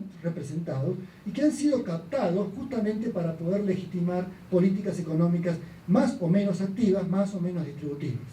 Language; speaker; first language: Spanish; native; Spanish